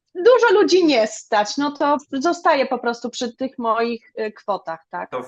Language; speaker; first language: Polish; early bilingual, other home language; German